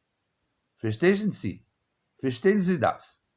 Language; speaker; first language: German; non-native, learner; Portuguese